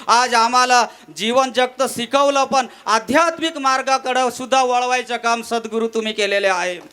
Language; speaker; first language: Marathi; non-native, local second language; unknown